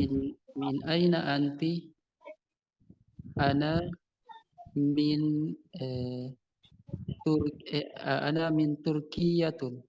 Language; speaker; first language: Arabic; non-native, learner; Indonesian